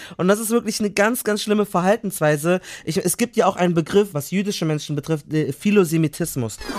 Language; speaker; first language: German; native; German